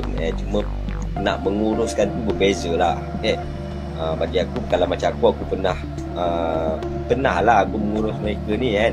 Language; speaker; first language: Malay; native; Malay